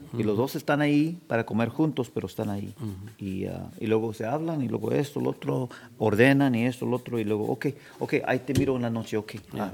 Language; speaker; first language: Spanish; early bilingual, heritage; Spanish